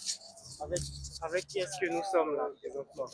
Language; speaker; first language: French; native; French